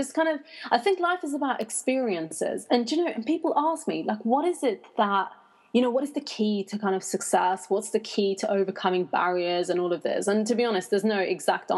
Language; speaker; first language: English; non-native, fluent; Persian